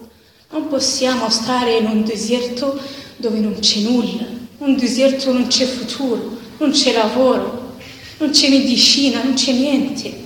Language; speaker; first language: Italian; non-native, learner; Arabic